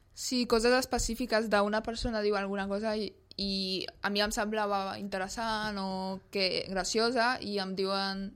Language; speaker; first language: Catalan; early bilingual, other home language; Polish